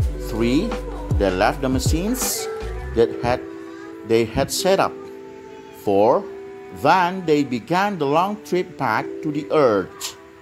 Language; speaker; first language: English; non-native, fluent; Indonesian